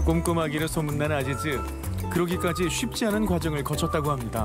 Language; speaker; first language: Korean; native; Korean